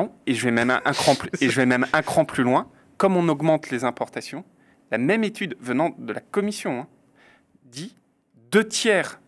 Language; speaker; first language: French; native; French